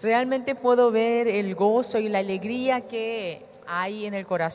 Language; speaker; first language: Spanish; native; Spanish